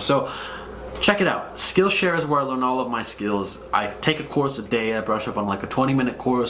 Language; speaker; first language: English; native; English